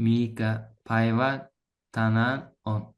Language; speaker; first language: Finnish; non-native, learner; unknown